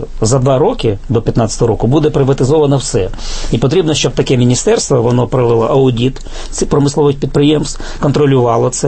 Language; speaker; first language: Ukrainian; native; Ukrainian